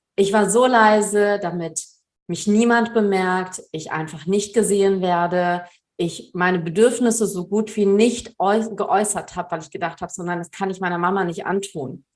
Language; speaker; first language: German; early bilingual, other home language; Tamil